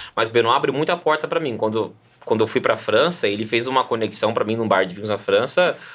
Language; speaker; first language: Portuguese; native; Portuguese